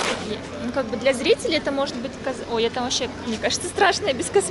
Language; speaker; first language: Russian; native; Russian